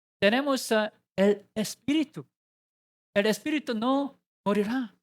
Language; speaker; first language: Spanish; non-native, learner; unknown